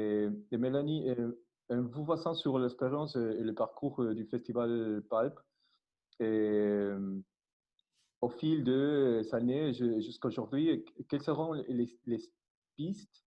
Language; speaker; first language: French; non-native, learner; Spanish